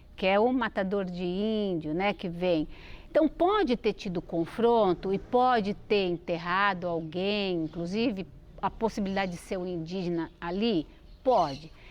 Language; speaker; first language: Portuguese; native; Portuguese